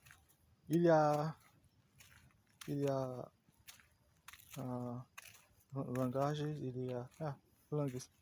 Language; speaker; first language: French; non-native, learner; Portuguese